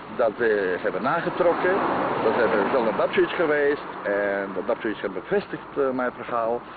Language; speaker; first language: Dutch; non-native, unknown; Croatian